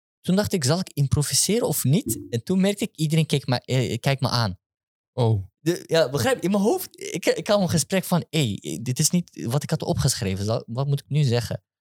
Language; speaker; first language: Dutch; early bilingual, other home language; Turkish